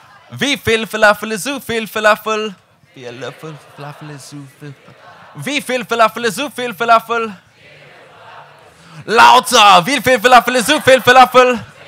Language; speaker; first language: German; non-native, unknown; English